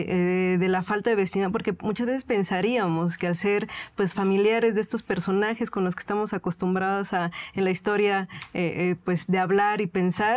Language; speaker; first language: Spanish; native; Spanish